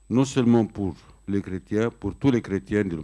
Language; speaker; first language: French; non-native, learner; Arabic